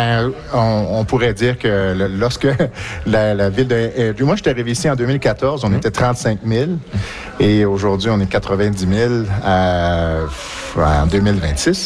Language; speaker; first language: French; native; French